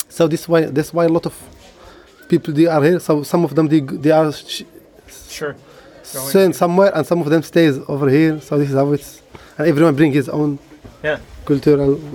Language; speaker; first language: English; non-native, learner; Arabic